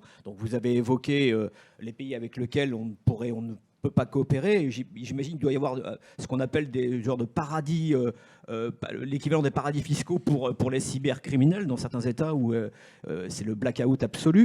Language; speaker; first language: French; native; French